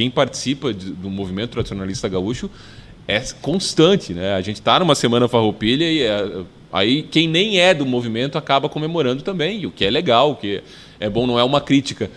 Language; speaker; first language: Portuguese; native; Portuguese